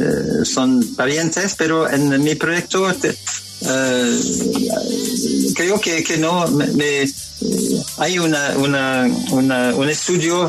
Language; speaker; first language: Spanish; non-native, learner; French